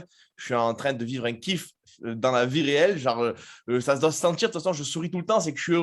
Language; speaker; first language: French; native; French